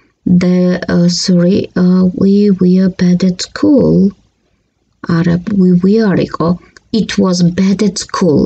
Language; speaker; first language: English; non-native, fluent; Georgian